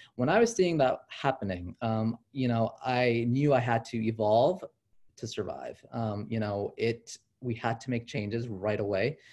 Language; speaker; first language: English; native; English